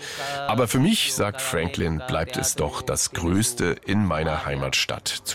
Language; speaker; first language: German; native; German